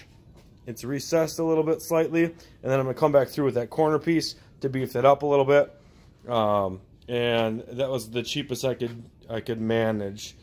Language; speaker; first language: English; native; English